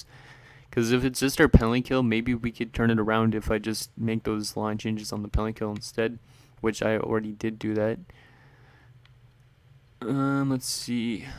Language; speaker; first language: English; native; English